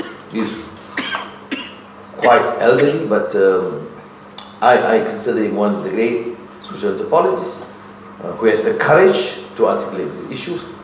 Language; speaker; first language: English; non-native, local second language; Malay